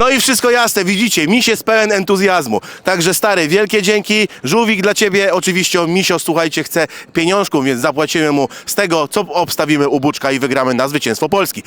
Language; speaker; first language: Polish; native; Polish